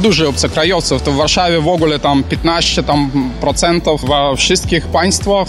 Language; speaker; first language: Polish; non-native, learner; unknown